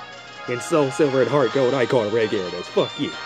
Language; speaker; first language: English; native; English